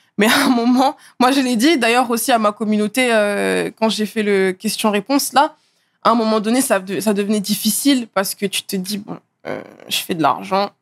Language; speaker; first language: French; native; French